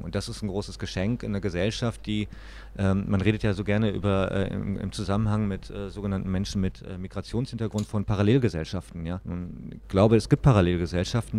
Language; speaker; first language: German; native; German